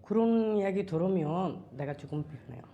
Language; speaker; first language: Korean; non-native, learner; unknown